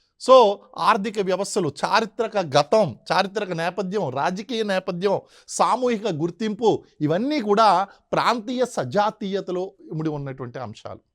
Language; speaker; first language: Telugu; native; Telugu